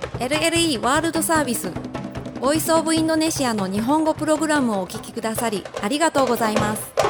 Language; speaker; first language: Japanese; non-native, fluent; Indonesian